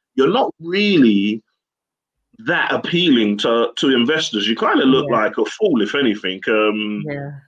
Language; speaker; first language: English; native; English